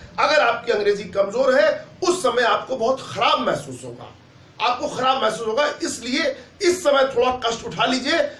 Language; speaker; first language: Hindi; native; Hindi